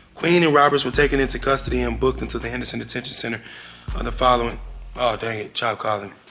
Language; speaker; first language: English; native; English